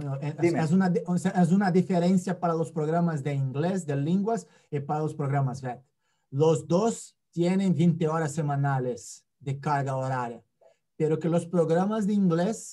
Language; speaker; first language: Spanish; non-native, fluent; Portuguese